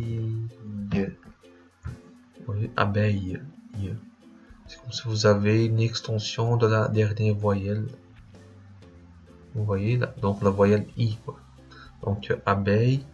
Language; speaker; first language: French; non-native, fluent; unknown